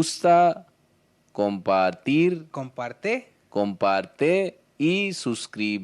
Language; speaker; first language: Spanish; non-native, learner; Hindi